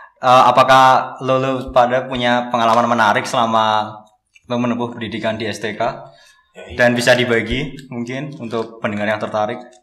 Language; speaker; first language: Indonesian; native; Indonesian